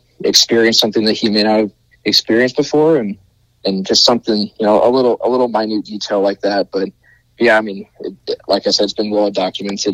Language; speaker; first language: English; native; English